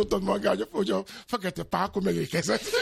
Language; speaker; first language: Hungarian; non-native, learner; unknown